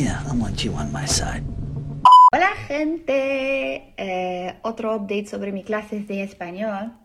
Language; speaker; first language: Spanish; non-native, learner; English